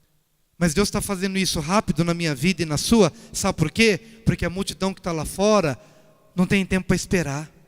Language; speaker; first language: Portuguese; native; Portuguese